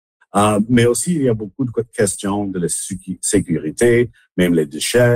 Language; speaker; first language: French; non-native, local second language; English